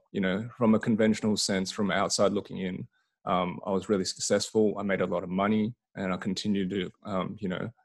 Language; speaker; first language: English; native; English